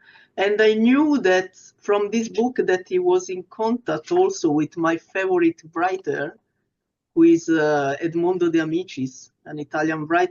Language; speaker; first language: English; non-native, fluent; Italian